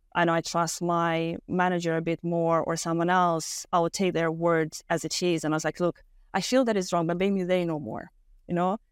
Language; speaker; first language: English; non-native, fluent; Romanian